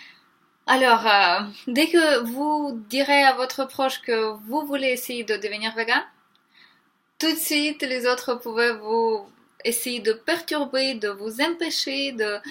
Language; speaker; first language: French; non-native, learner; Ukrainian